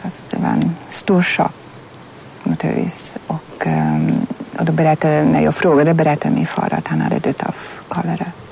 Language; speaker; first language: Swedish; non-native, fluent; German